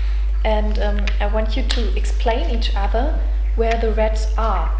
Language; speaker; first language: English; non-native, fluent; German